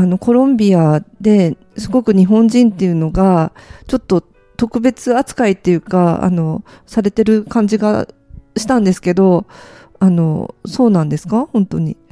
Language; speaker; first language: Japanese; native; Japanese